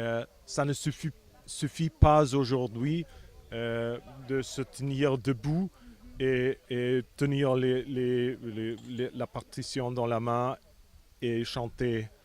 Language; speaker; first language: French; non-native, fluent; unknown